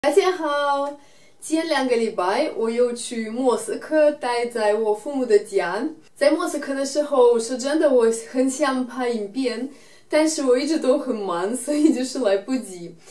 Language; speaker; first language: Chinese; non-native, fluent; Russian